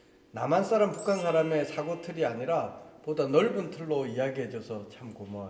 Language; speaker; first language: Korean; native; Korean